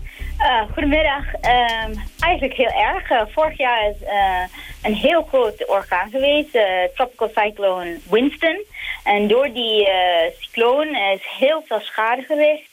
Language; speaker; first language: Dutch; non-native, fluent; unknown